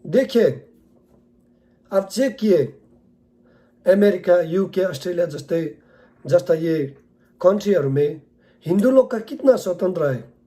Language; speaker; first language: Hindi; non-native, learner; Nepali